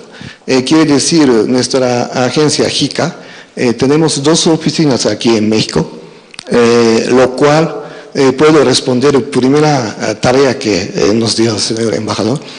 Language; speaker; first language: Spanish; non-native, fluent; Japanese